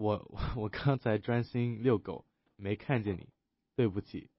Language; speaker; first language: Chinese; early bilingual, heritage; Chinese